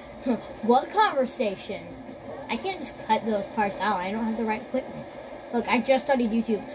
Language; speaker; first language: English; native; English